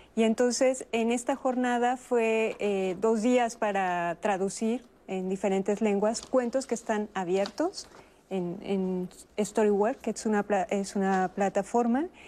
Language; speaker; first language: Spanish; native; Spanish